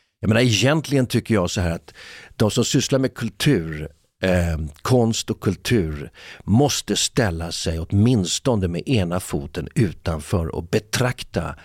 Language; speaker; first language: Swedish; native; Swedish